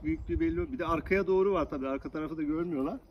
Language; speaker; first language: Turkish; native; Turkish